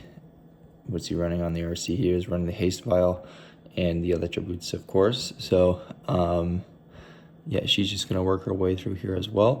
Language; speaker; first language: English; native; English